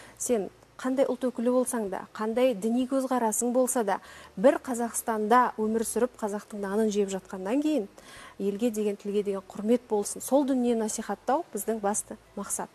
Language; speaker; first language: Kazakh; native; Kazakh